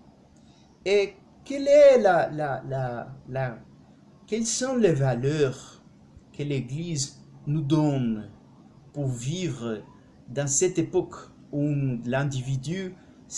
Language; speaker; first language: French; non-native, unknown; Spanish